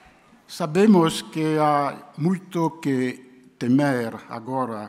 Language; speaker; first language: Portuguese; non-native, fluent; French